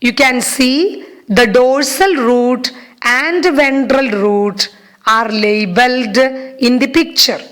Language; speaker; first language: English; non-native, local second language; Malayalam